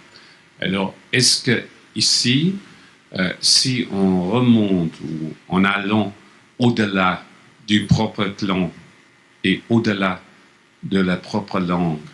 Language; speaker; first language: French; non-native, fluent; English